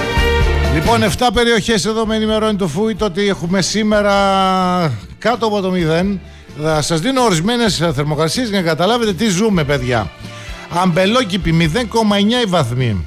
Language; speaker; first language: Greek; native; Greek